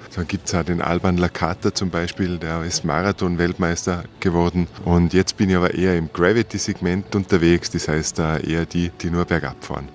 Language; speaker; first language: German; native; German